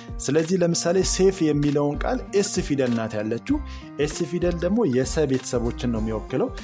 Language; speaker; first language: Amharic; native; Amharic